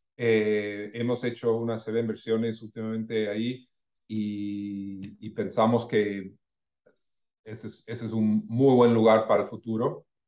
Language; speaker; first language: Spanish; non-native, fluent; English